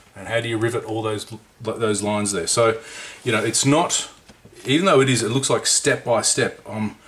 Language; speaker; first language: English; native; English